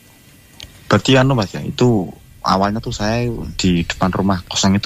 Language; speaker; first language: Indonesian; non-native, local second language; Javanese